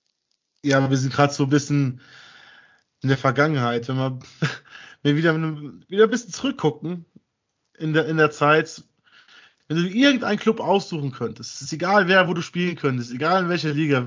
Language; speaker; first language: German; native; German